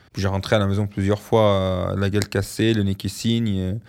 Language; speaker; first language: French; non-native, fluent; Arabic